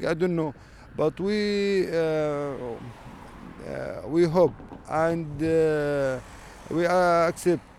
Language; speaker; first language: English; non-native, learner; Arabic